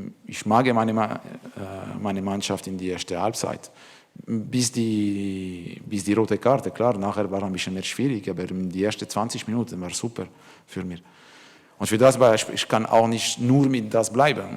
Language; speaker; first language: German; non-native, learner; French